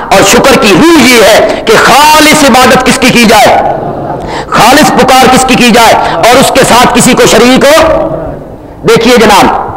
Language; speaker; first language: Urdu; non-native, local second language; Punjabi